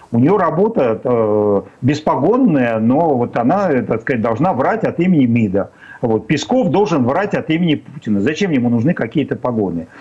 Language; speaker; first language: Russian; native; Russian